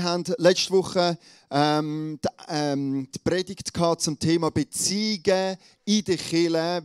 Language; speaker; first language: German; native; German